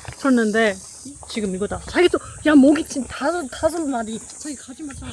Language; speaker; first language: Korean; non-native, fluent; German